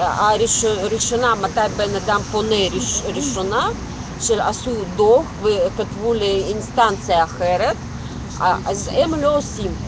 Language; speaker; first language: Hebrew; non-native, local second language; Russian